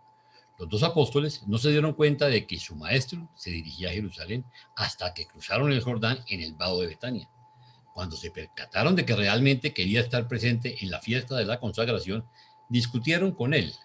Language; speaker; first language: Spanish; native; Spanish